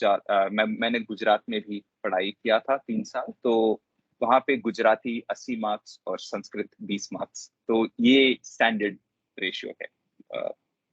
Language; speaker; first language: Hindi; non-native, local second language; Telugu